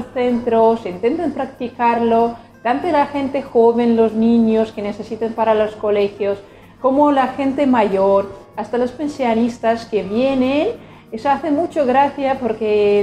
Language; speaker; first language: Spanish; non-native, fluent; Russian